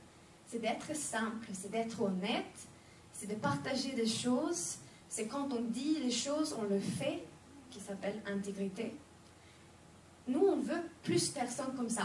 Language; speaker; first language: French; non-native, fluent; Swedish